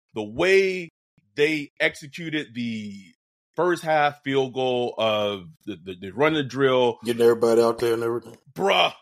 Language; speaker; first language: English; native; English